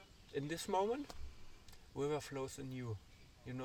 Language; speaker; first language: English; non-native, learner; German